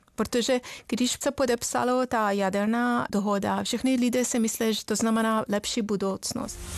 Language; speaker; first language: Czech; non-native, fluent; Persian